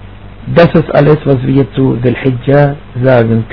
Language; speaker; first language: German; non-native, fluent; Arabic